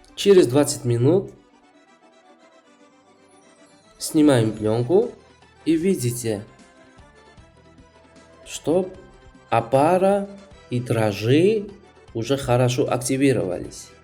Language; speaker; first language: Russian; non-native, fluent; Georgian